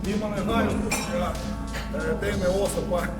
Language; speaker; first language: Estonian; non-native, learner; Russian